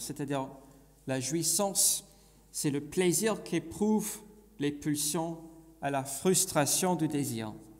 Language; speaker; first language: French; non-native, fluent; English